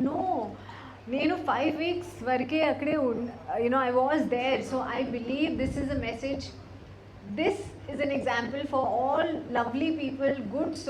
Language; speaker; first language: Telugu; non-native, learner; Hindi